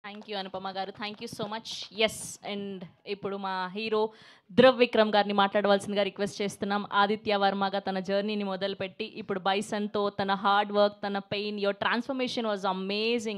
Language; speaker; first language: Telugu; native; Telugu